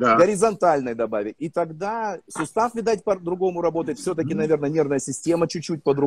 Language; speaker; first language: Russian; native; Russian